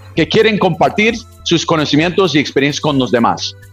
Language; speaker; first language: Spanish; non-native, fluent; English